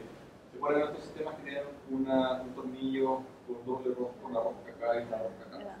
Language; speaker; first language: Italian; non-native, learner; Spanish